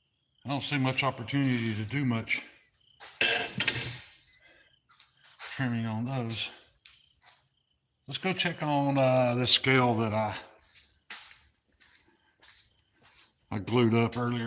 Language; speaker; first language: English; native; English